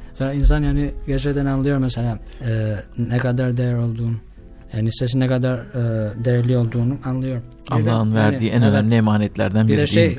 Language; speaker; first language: Turkish; non-native, learner; Albanian